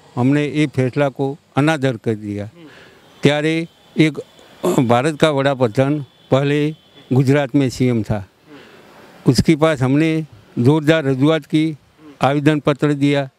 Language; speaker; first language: Hindi; non-native, local second language; Gujarati